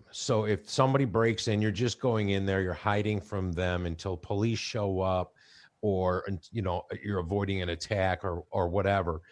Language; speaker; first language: English; native; English